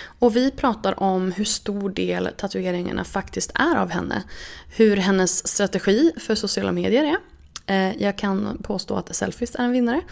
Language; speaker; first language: Swedish; native; Swedish